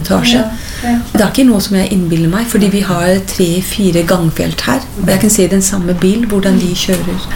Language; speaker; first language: Norwegian; non-native, fluent; English